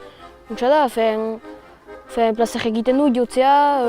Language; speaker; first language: Basque; non-native, local second language; French